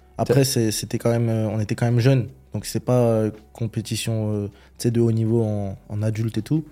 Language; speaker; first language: French; early bilingual, other home language; Chechen